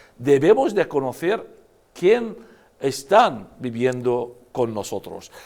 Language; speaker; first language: Spanish; non-native, fluent; Arabic